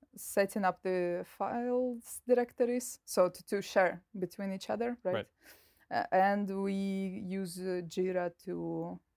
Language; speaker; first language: English; non-native, fluent; Russian